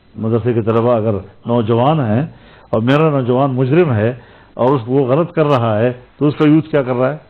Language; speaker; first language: Urdu; non-native, local second language; Pashto